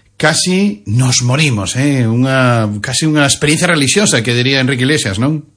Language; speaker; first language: Galician; native; Galician